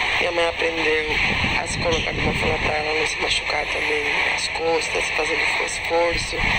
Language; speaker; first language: Portuguese; non-native, fluent; Spanish